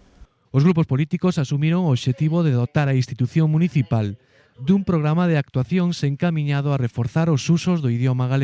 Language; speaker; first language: Galician; native; Galician